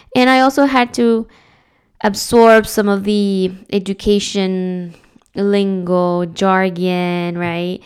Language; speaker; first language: English; early bilingual, other home language; Spanish